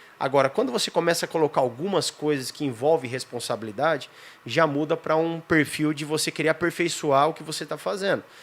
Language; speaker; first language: Portuguese; native; Portuguese